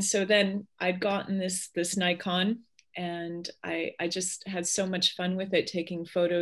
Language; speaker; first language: English; early bilingual, other home language; Polish